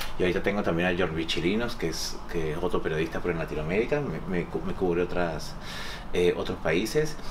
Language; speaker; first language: Spanish; native; Spanish